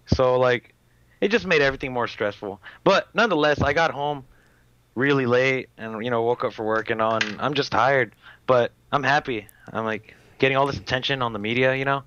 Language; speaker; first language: English; native; English